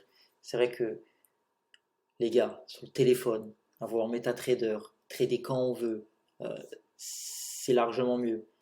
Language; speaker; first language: French; native; French